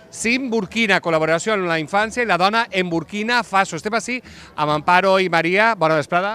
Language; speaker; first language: Catalan; native; Catalan